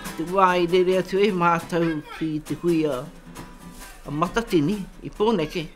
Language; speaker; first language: Māori; native; Māori